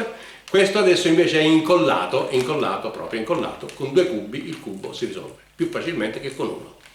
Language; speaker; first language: Italian; native; Italian